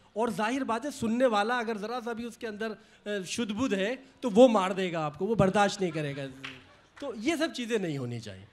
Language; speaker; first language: Hindi; native; Hindi